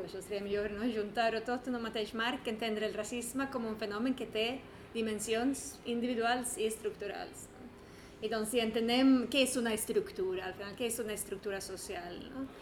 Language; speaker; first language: Catalan; non-native, fluent; Swedish